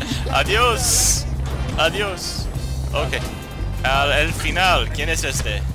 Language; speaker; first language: Spanish; non-native, learner; English